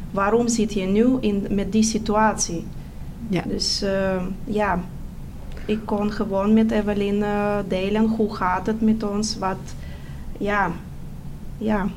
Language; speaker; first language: Dutch; non-native, fluent; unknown